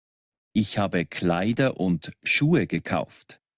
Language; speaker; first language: German; non-native, learner; Spanish